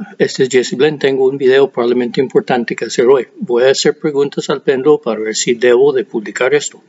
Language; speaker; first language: Spanish; non-native, fluent; English